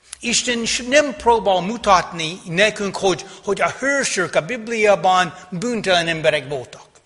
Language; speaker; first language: Hungarian; non-native, fluent; English